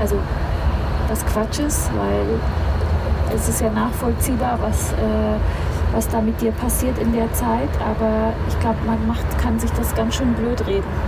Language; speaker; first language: German; native; German